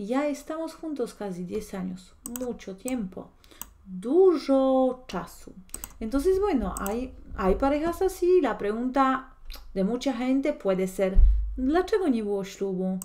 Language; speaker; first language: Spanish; non-native, fluent; Polish